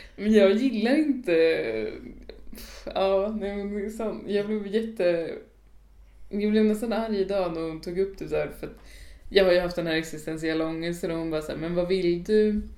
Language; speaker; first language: Swedish; native; Swedish